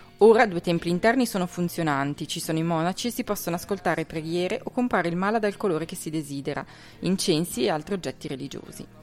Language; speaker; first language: Italian; native; Italian